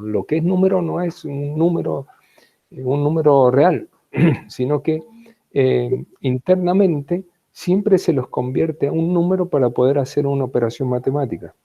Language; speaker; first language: Spanish; native; Spanish